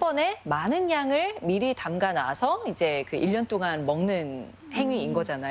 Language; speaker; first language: Korean; native; Korean